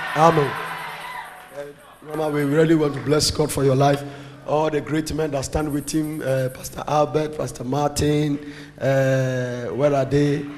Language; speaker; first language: English; non-native, local second language; Akan